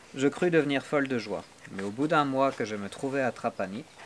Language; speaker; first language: French; native; French